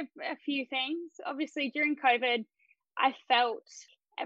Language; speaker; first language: English; native; English